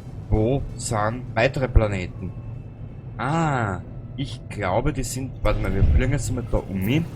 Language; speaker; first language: German; native; German